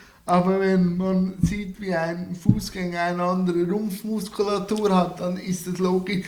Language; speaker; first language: German; native; German